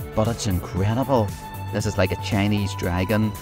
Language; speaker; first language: English; native; English